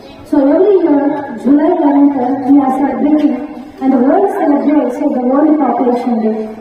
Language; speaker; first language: English; non-native, local second language; Telugu